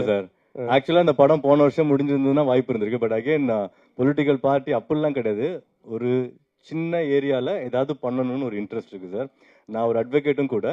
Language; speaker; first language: Tamil; native; Tamil